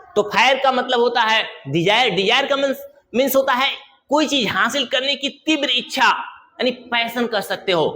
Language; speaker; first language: Hindi; native; Hindi